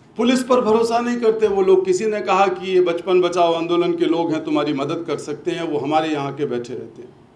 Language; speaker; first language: Hindi; native; Hindi